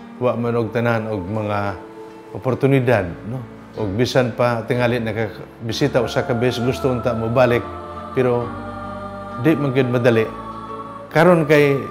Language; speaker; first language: Cebuano; native; Cebuano